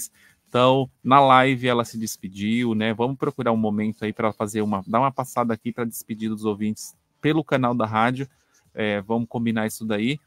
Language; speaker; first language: Portuguese; native; Portuguese